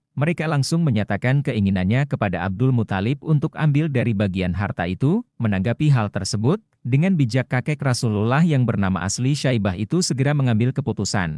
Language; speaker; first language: Indonesian; native; Indonesian